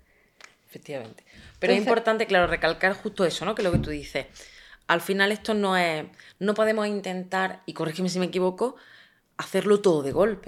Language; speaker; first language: Spanish; native; Spanish